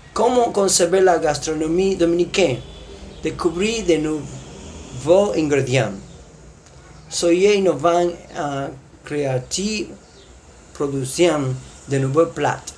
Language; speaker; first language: French; non-native, learner; Spanish